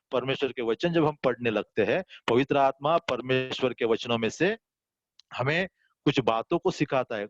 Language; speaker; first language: Hindi; non-native, local second language; Marathi